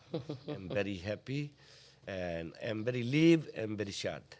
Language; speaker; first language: English; non-native, learner; Hindi